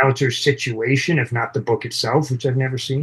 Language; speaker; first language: English; native; English